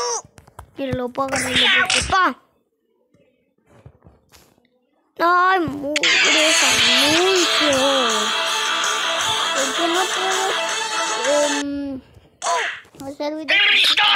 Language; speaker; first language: Spanish; native; Spanish